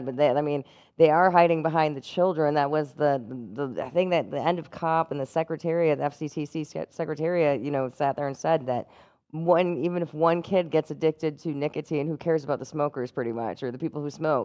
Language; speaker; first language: English; native; English